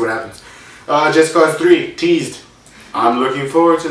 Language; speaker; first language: English; native; English